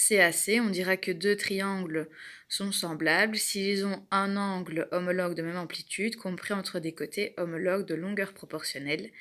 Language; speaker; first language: French; native; French